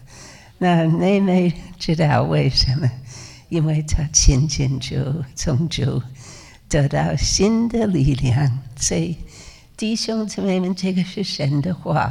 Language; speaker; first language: Chinese; non-native, fluent; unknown